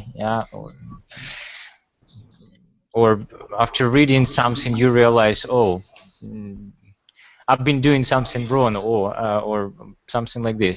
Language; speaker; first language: English; non-native, fluent; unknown